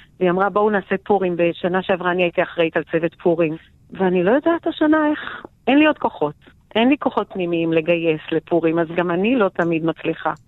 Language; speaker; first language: Hebrew; native; Hebrew